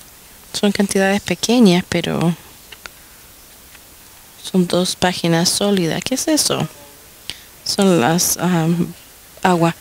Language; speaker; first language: Spanish; non-native, fluent; English